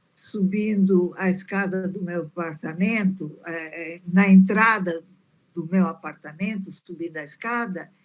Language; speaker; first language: Portuguese; early bilingual, other home language; Italian